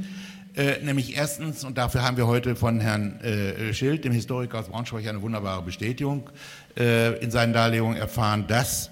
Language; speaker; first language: German; native; German